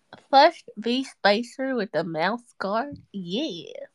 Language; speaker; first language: English; native; English